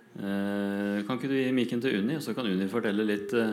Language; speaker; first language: Norwegian; native; Norwegian